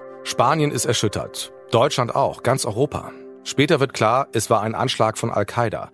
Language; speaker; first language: German; native; German